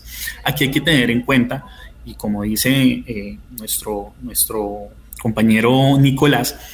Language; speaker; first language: Spanish; native; Spanish